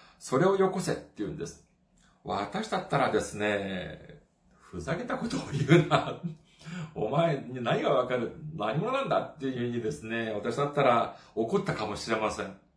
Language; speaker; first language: Japanese; non-native, fluent; Korean